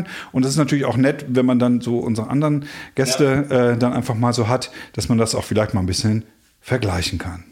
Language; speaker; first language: German; native; German